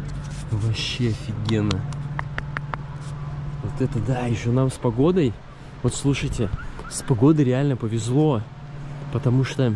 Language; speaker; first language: Russian; native; Russian